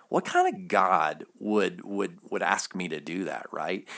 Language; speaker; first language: English; native; English